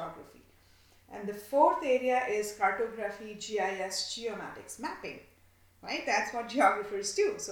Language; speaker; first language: English; non-native, local second language; Bangla